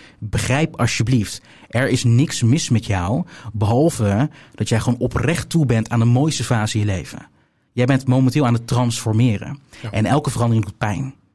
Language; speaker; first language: Dutch; native; Dutch